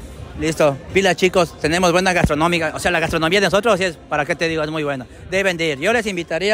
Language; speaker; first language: Spanish; native; Spanish